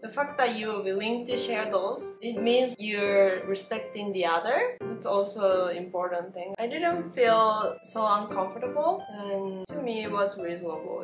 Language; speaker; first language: English; non-native, fluent; Japanese